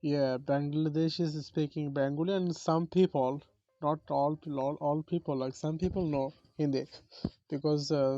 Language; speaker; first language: English; non-native, learner; Bangla